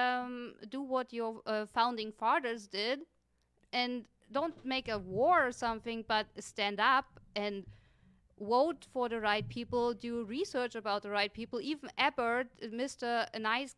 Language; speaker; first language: English; non-native, fluent; German